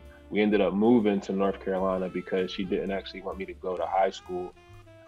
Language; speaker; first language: English; native; English